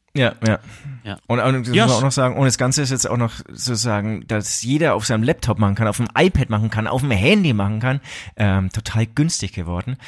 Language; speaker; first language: German; native; German